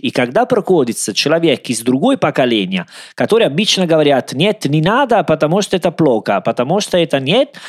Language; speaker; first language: Russian; non-native, learner; Italian